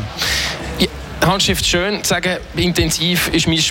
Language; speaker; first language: German; native; German